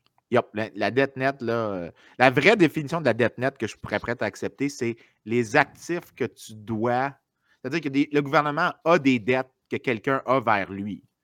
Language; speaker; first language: French; native; French